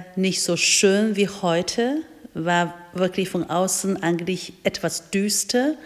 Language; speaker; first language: German; non-native, fluent; Chinese